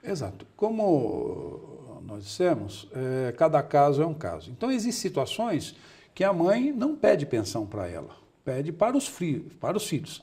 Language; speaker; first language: Portuguese; native; Portuguese